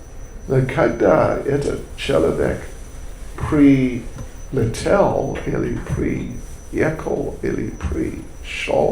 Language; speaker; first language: Russian; non-native, learner; English